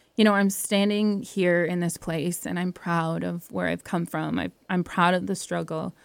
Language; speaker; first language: English; native; English